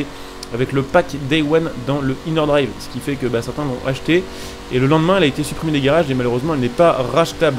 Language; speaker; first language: French; native; French